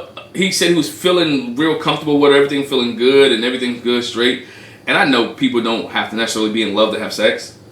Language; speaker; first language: English; native; English